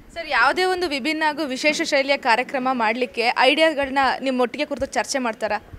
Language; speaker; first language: Kannada; native; Kannada